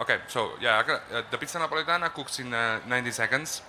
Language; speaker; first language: English; non-native, fluent; Italian